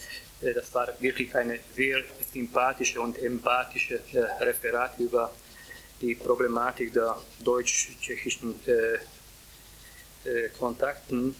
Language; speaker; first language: German; non-native, fluent; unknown